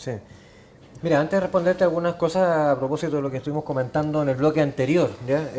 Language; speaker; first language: Spanish; native; Spanish